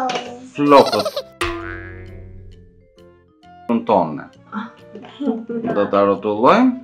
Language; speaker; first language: Albanian; native; Albanian